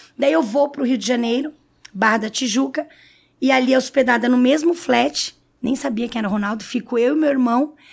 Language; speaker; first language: Portuguese; native; Portuguese